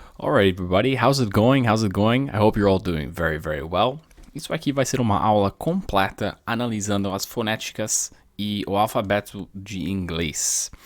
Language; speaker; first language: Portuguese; non-native, fluent; English